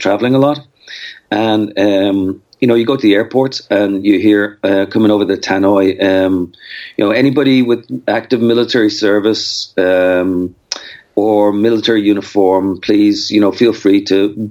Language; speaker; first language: English; native; English